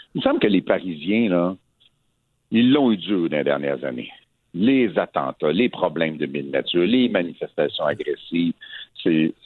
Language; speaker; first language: French; native; French